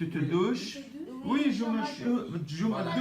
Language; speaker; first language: French; non-native, learner; Arabic